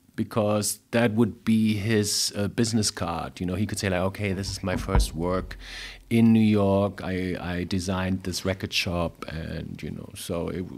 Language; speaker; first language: English; non-native, fluent; German